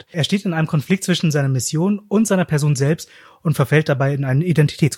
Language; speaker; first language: German; native; German